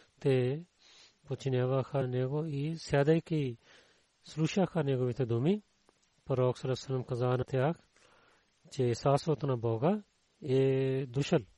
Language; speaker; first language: Bulgarian; non-native, learner; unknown